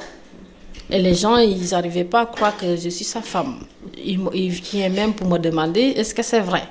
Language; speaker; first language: French; non-native, local second language; Wolof